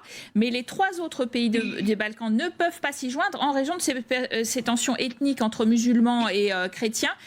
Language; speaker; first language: French; native; French